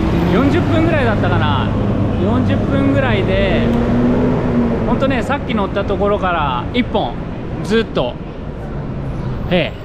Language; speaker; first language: Japanese; native; Japanese